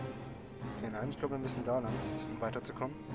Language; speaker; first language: German; native; German